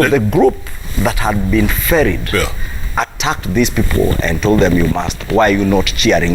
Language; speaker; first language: English; non-native, local second language; Kikuyu